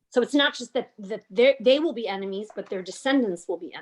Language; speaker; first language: English; native; English